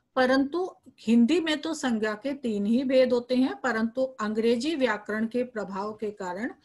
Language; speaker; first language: Hindi; native; Hindi